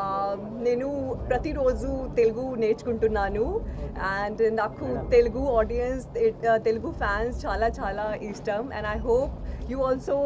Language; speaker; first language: Telugu; non-native, learner; Hindi